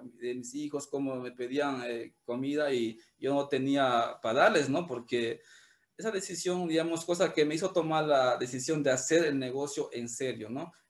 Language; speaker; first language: Spanish; native; Spanish